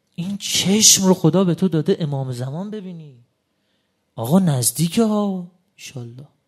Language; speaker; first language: Persian; native; Persian